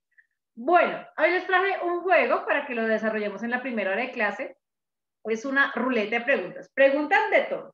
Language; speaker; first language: Spanish; native; Spanish